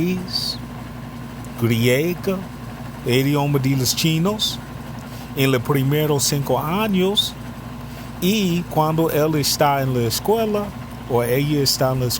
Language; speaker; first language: Spanish; non-native, learner; English